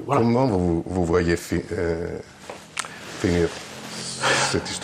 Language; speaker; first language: French; non-native, fluent; Greek